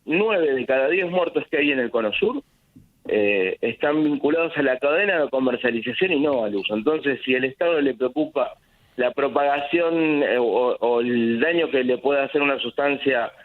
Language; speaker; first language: Spanish; native; Spanish